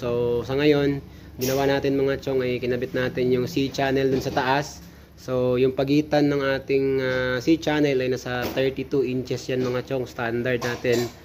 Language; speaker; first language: Filipino; non-native, local second language; Cebuano